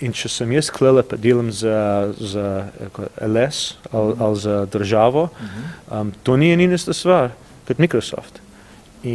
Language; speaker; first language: Slovenian; early bilingual, heritage; English